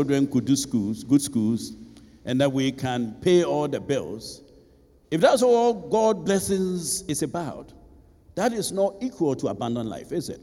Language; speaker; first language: English; non-native, local second language; Akan